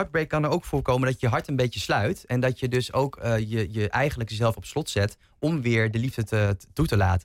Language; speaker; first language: Dutch; native; Dutch